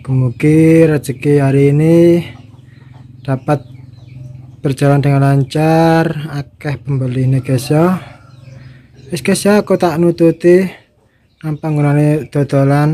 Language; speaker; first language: Indonesian; non-native, local second language; Javanese